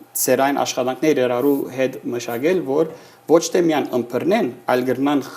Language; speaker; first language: Armenian; early bilingual, heritage; Armenian